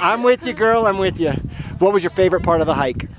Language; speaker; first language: English; native; English